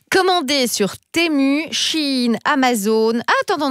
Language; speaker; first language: French; native; French